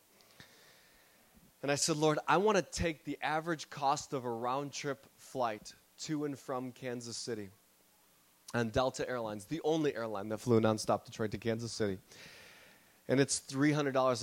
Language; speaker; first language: English; native; English